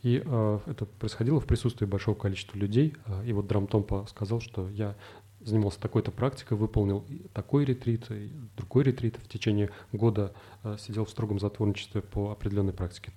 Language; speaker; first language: Russian; native; Russian